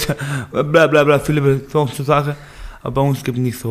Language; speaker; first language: German; non-native, learner; Baluchi